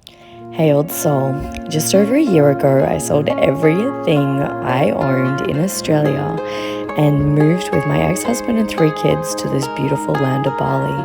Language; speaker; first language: English; native; English